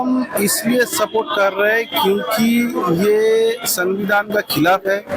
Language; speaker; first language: Hindi; non-native, local second language; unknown